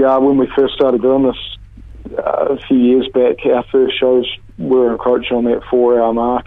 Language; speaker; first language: English; native; English